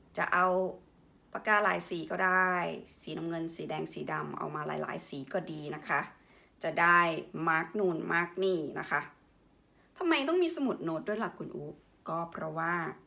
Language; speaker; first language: Thai; native; Thai